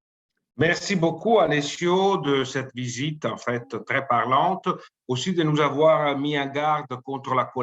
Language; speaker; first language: French; native; French